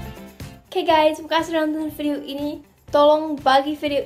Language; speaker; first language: Indonesian; early bilingual, other home language; English